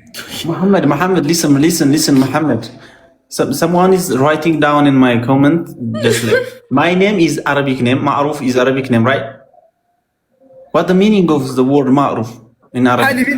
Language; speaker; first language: English; non-native, fluent; Amharic